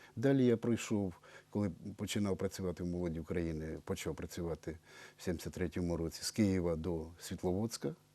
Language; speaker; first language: Ukrainian; native; Ukrainian